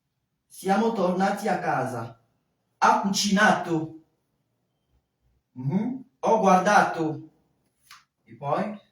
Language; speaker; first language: Italian; non-native, fluent; French